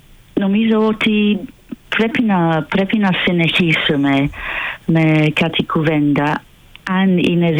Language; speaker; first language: Greek; non-native, fluent; English